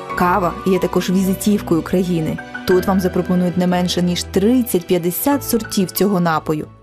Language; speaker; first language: Ukrainian; native; Ukrainian